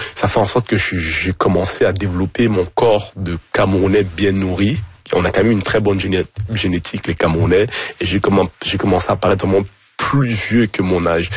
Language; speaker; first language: French; early bilingual, other home language; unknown